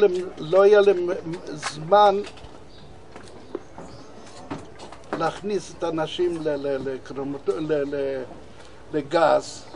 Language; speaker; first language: Hebrew; non-native, fluent; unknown